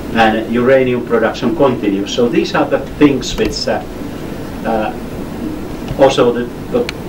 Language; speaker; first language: English; non-native, fluent; Finnish